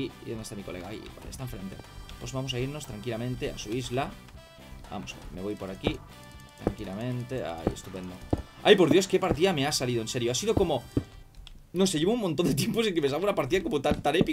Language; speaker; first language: Spanish; native; Spanish